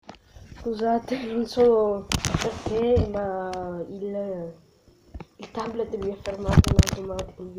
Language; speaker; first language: Italian; native; Italian